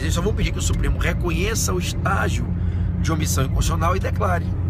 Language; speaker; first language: Portuguese; native; Portuguese